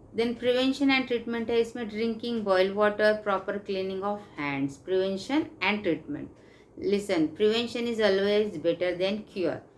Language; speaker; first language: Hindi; non-native, local second language; Marathi